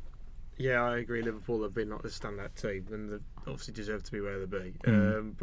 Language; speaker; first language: English; native; English